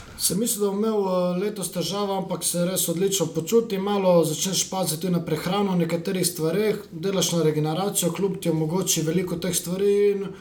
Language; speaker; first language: Slovenian; native; Slovenian